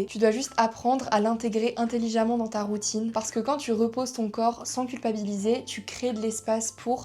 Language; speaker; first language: French; native; French